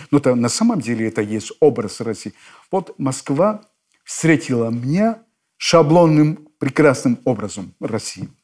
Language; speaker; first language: Russian; non-native, fluent; Spanish